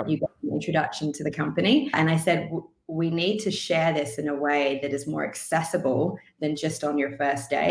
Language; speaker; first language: English; native; English